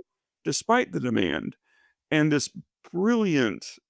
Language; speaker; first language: English; native; English